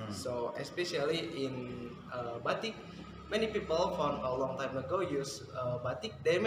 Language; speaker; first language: English; non-native, fluent; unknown